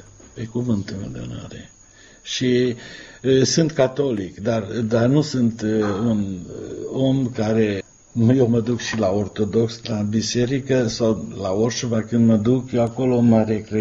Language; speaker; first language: Romanian; non-native, local second language; Hungarian